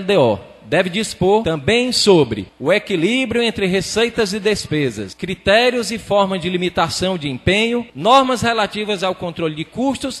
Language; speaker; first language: Portuguese; native; Portuguese